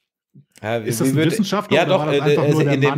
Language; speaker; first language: German; native; German